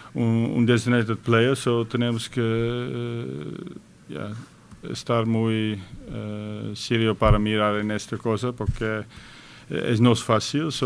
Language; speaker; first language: Spanish; non-native, fluent; Dutch